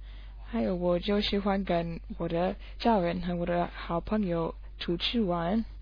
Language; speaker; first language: Chinese; non-native, learner; English